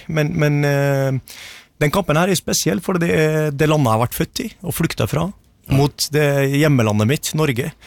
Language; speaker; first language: Norwegian; early bilingual, other home language; Arabic